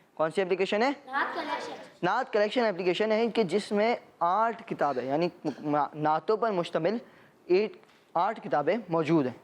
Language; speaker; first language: Urdu; native; Urdu